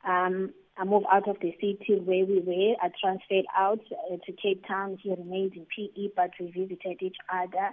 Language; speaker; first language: English; non-native, local second language; Xhosa